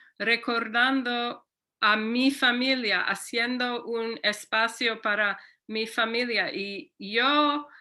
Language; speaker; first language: Spanish; non-native, fluent; English